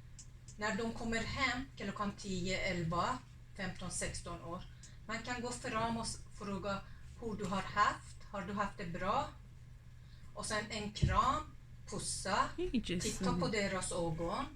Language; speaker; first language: Swedish; non-native, fluent; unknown